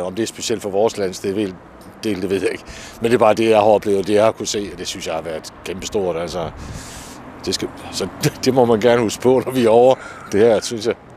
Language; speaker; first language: Danish; native; Danish